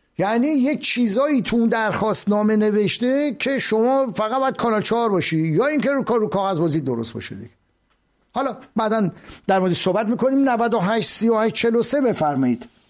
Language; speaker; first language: Persian; native; Persian